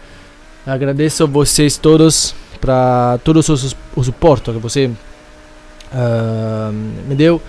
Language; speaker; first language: Portuguese; non-native, learner; Italian